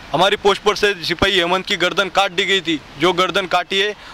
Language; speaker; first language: Hindi; non-native, local second language; Marathi